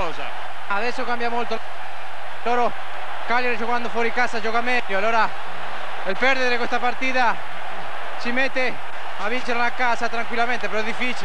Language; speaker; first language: Italian; non-native, learner; Spanish